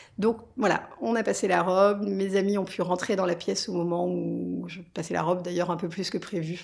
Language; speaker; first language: French; native; French